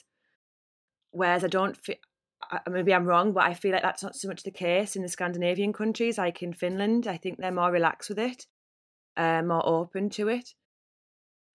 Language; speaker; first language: English; native; English